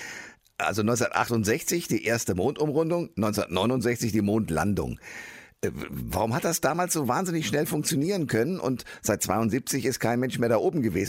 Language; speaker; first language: German; native; German